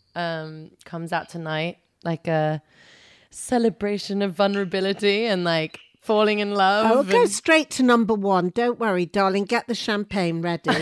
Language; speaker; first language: English; early bilingual, other home language; Albanian